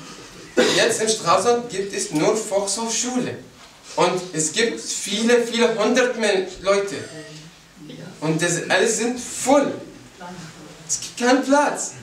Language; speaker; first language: German; non-native, learner; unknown